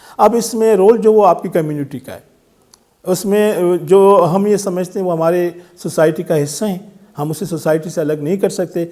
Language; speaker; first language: Urdu; non-native, local second language; Sindhi